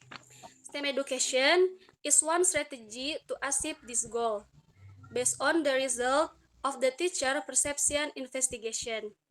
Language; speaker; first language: English; non-native, learner; Indonesian